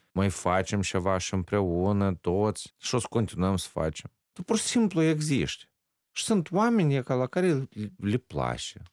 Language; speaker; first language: Romanian; native; Romanian